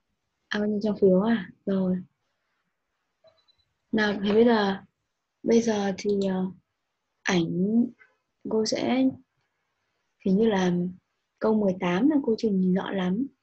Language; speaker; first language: Vietnamese; native; Vietnamese